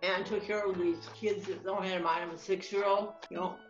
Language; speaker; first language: English; native; English